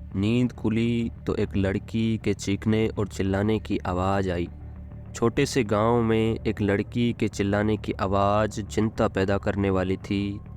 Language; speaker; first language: Hindi; native; Hindi